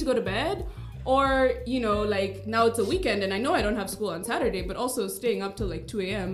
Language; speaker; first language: English; non-native, local second language; Kinyarwanda